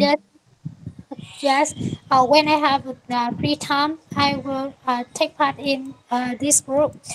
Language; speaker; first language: English; non-native, learner; Vietnamese